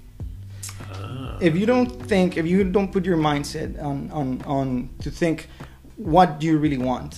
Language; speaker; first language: English; non-native, fluent; Spanish